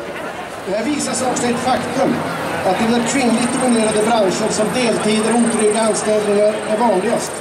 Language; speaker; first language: Swedish; native; Swedish